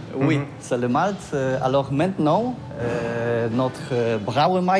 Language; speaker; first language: French; non-native, learner; Polish